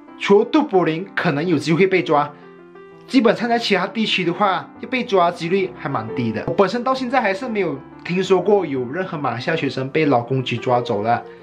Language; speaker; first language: Chinese; native; Chinese